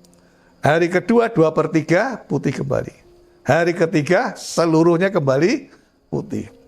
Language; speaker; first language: Indonesian; native; Indonesian